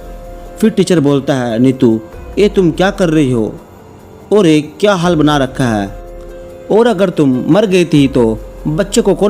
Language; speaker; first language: Hindi; native; Hindi